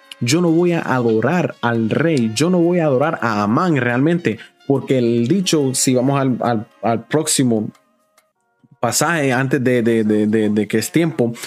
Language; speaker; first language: Spanish; early bilingual, heritage; Spanish